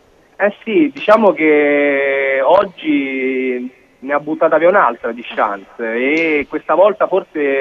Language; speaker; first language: Italian; native; Italian